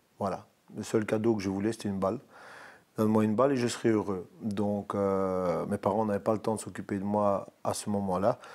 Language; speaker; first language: French; native; French